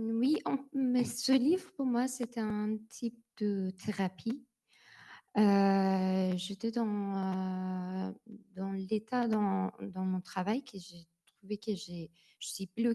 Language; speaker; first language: French; non-native, learner; Persian